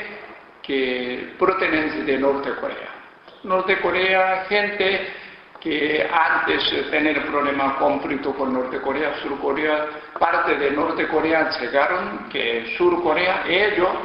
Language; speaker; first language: Spanish; non-native, learner; Korean